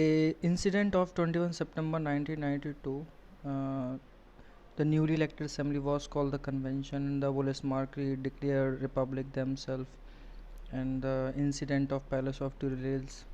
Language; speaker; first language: English; non-native, local second language; Hindi